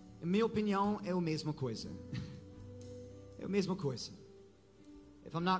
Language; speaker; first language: Portuguese; non-native, fluent; English